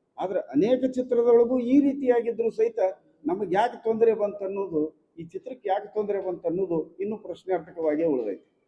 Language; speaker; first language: Kannada; native; Kannada